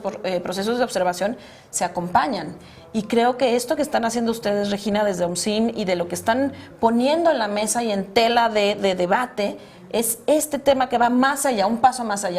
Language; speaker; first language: Spanish; native; Spanish